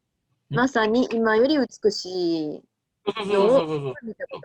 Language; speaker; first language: Japanese; native; Japanese